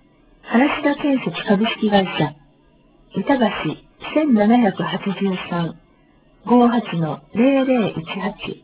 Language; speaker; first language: Japanese; native; Japanese